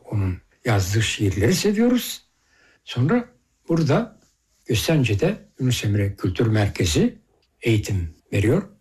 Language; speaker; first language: Turkish; early bilingual, heritage; Turkish